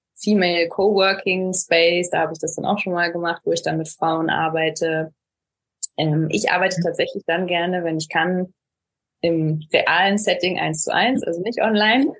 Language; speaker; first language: German; native; German